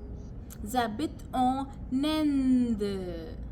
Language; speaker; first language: French; non-native, fluent; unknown